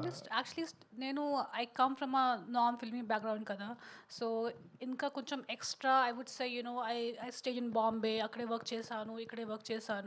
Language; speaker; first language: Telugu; non-native, local second language; Hindi